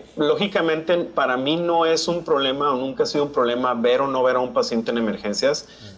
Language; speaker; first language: Spanish; native; Spanish